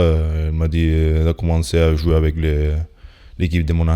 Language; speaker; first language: French; non-native, fluent; Spanish